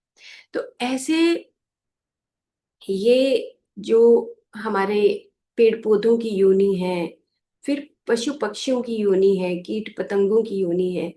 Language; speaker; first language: Hindi; native; Hindi